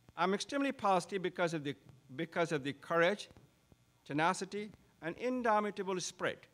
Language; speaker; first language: English; non-native, local second language; Urdu